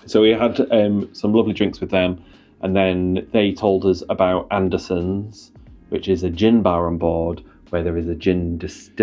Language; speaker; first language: English; native; English